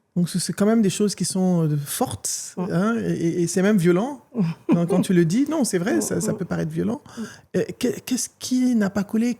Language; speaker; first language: French; non-native, local second language; Wolof